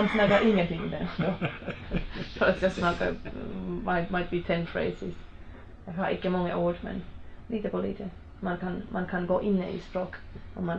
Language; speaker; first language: Swedish; non-native, learner; Finnish